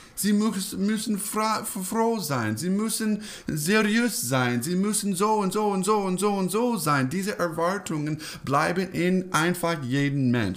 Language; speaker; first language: German; non-native, fluent; English